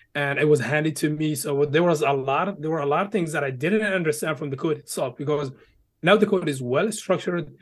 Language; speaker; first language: English; early bilingual, other home language; Arabic